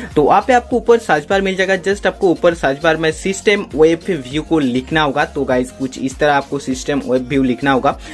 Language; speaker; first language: Hindi; non-native, local second language; Bangla